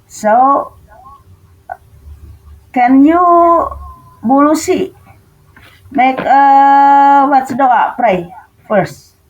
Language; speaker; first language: English; non-native, fluent; Indonesian